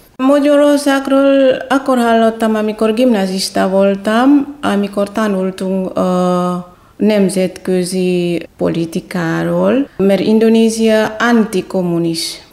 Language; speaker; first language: Hungarian; non-native, fluent; Indonesian